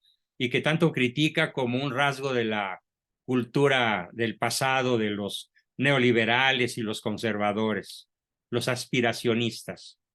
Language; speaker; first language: Spanish; native; Spanish